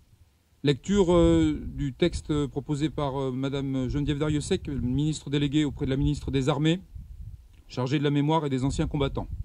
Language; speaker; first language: French; native; French